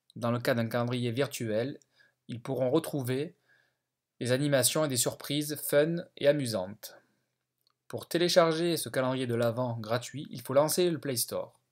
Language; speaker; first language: French; native; French